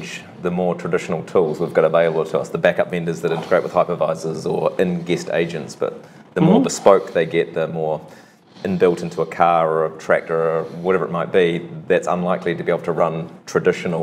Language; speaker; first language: English; native; English